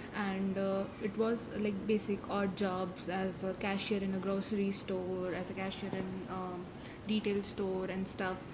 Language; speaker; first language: English; non-native, local second language; Punjabi